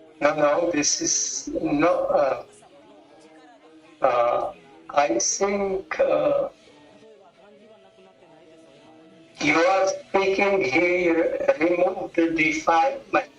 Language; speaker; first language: English; non-native, learner; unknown